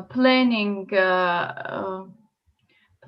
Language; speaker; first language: English; non-native, learner; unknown